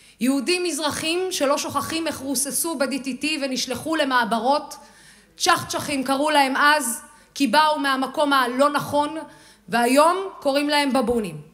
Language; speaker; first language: Hebrew; non-native, local second language; Arabic